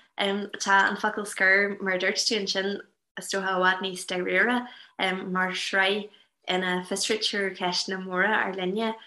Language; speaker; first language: Irish; non-native, local second language; English